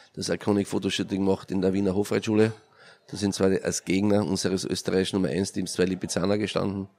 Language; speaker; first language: German; native; German